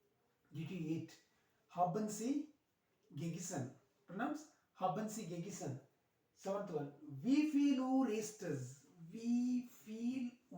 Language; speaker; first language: German; non-native, learner; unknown